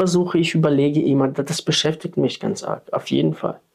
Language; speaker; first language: German; non-native, fluent; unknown